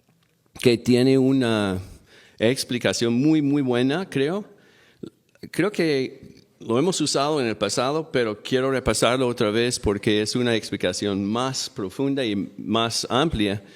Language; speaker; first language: Spanish; non-native, fluent; English